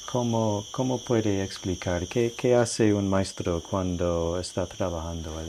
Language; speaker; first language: Spanish; non-native, fluent; English